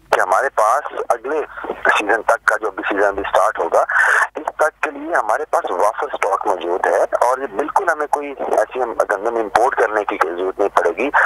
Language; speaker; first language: Urdu; non-native, local second language; Punjabi